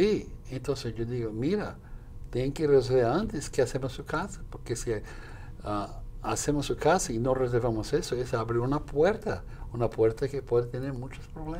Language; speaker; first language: Spanish; non-native, fluent; Portuguese